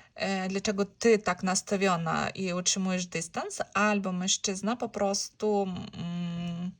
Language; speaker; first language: Polish; non-native, learner; Ukrainian